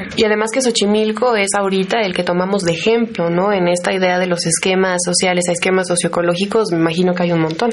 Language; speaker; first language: Spanish; native; Spanish